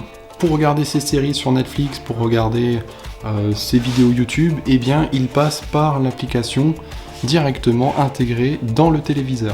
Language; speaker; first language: French; native; French